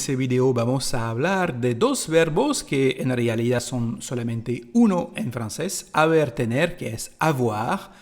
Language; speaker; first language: Spanish; non-native, fluent; French